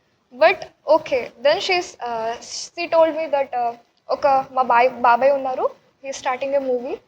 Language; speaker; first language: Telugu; non-native, learner; Odia